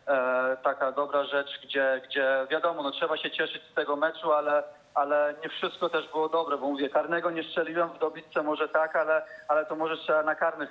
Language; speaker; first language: Polish; early bilingual, heritage; Polish